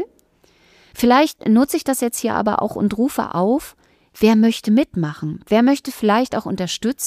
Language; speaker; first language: German; native; German